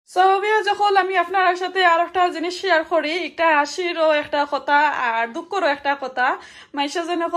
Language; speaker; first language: Bangla; non-native, local second language; Sylheti